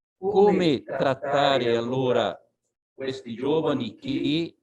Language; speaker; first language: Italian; non-native, fluent; Portuguese